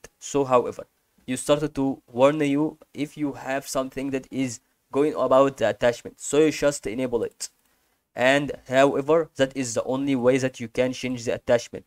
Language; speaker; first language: English; non-native, fluent; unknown